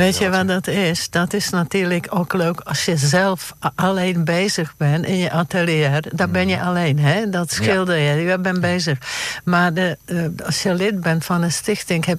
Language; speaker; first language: Dutch; non-native, fluent; Czech